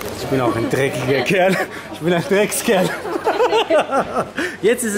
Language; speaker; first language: German; native; German